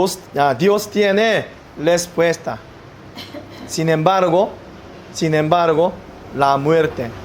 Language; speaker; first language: Spanish; non-native, learner; Korean